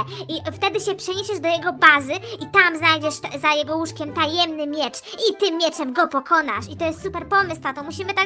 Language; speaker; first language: Polish; native; Polish